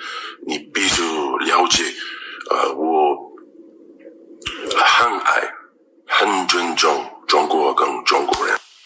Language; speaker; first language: Chinese; non-native, learner; English